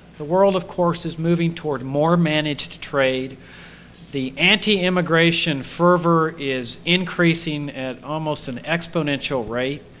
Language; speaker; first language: English; native; English